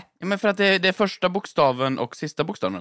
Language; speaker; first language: Swedish; native; Swedish